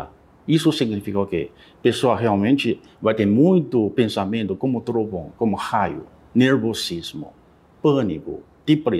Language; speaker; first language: Portuguese; non-native, learner; Chinese